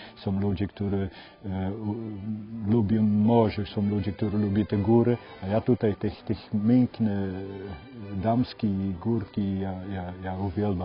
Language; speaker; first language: Polish; non-native, learner; Dutch